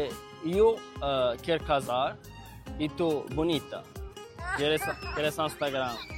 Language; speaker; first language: Spanish; non-native, learner; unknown